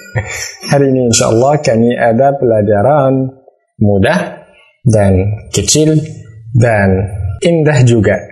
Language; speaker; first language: Indonesian; non-native, learner; Arabic